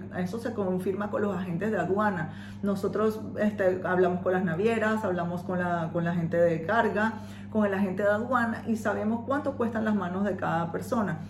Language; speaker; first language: Spanish; native; Spanish